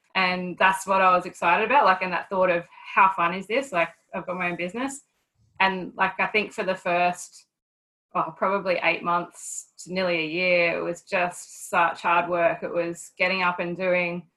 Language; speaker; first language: English; native; English